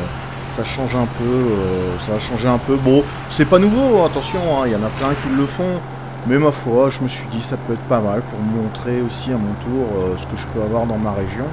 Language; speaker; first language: French; native; French